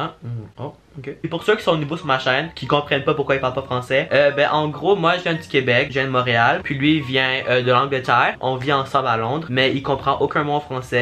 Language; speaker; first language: French; native; French